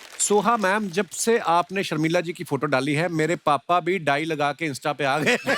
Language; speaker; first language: Hindi; non-native, local second language; Punjabi